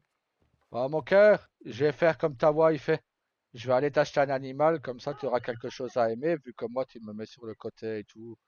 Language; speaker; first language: French; native; French